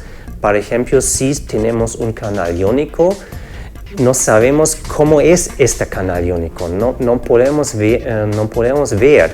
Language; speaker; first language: Spanish; non-native, fluent; German